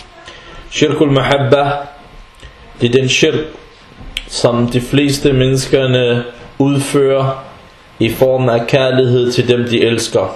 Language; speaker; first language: Danish; non-native, fluent; Arabic